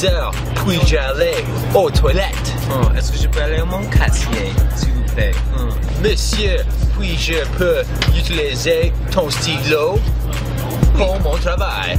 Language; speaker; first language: French; non-native, local second language; English